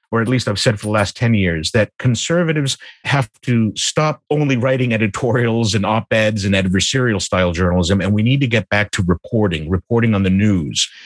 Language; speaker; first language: English; native; English